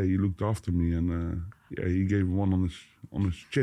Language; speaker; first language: English; non-native, fluent; Dutch